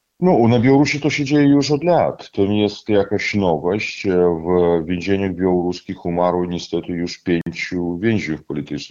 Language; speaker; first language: Polish; non-native, fluent; Russian